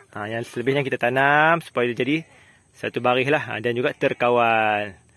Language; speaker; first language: Malay; native; Malay